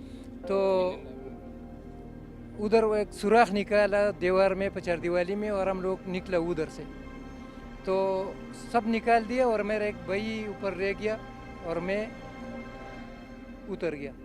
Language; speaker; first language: Hindi; non-native, local second language; Pashto